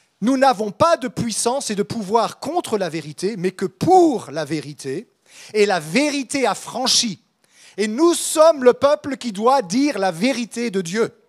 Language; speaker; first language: French; native; French